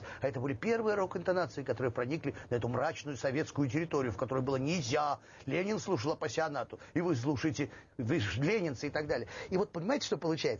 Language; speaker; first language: Russian; native; Russian